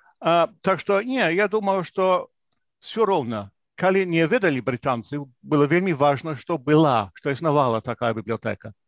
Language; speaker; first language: Belarusian; non-native, fluent; English